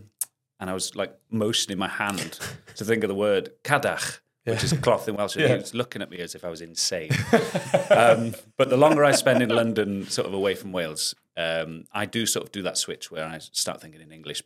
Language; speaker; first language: English; non-native, local second language; Welsh